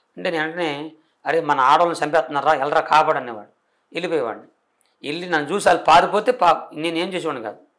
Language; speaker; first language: Telugu; non-native, local second language; Koya